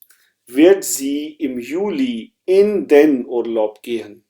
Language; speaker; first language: German; non-native, fluent; Urdu